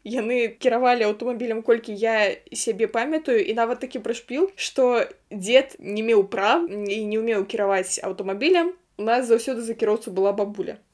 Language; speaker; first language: Belarusian; native; Belarusian